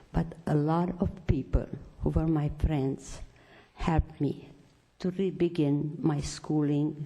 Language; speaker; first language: English; non-native, fluent; Romanian